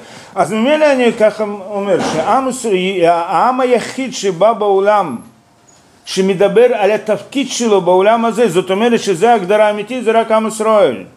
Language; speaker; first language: Hebrew; non-native, fluent; Russian